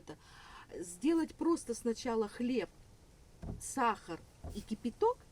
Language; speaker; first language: Russian; native; Russian